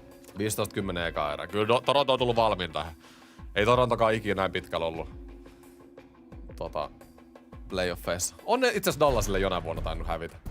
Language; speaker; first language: Finnish; native; Finnish